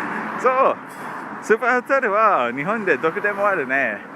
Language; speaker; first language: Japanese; non-native, learner; English